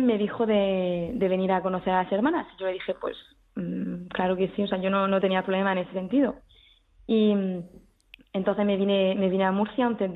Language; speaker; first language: Spanish; early bilingual, heritage; French